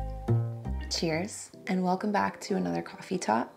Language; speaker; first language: English; native; English